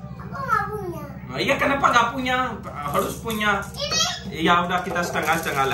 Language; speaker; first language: Indonesian; non-native, learner; Urdu